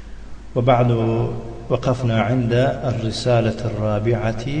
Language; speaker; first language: Arabic; non-native, fluent; Tajik